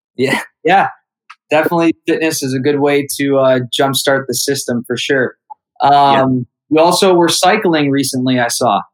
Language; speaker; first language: English; native; English